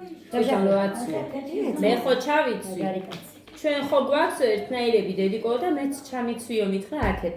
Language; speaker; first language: Georgian; native; Georgian